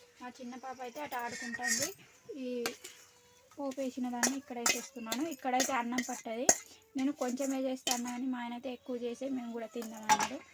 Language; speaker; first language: Telugu; non-native, local second language; Marathi